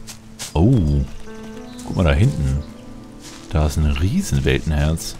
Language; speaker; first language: German; native; German